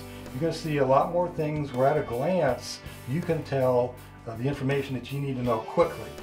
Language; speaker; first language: English; native; English